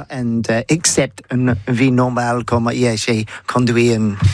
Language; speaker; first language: French; non-native, learner; English